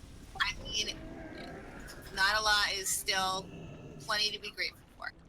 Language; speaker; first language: English; native; English